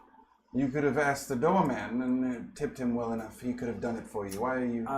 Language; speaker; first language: English; native; English